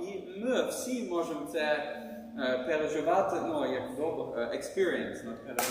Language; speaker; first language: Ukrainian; non-native, learner; German